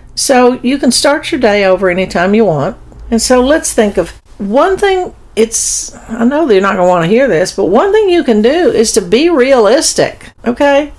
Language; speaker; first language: English; early bilingual, other home language; German